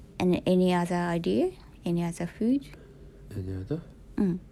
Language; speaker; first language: English; non-native, fluent; Japanese